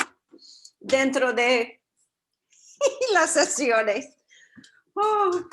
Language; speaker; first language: Spanish; non-native, fluent; English